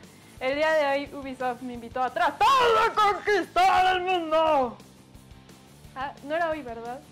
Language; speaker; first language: Spanish; native; Spanish